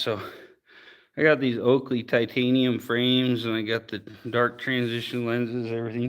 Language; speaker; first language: English; native; English